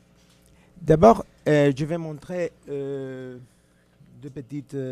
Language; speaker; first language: French; non-native, fluent; Spanish